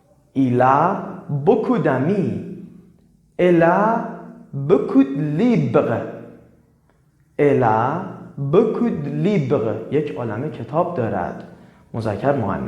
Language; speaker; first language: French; non-native, learner; Persian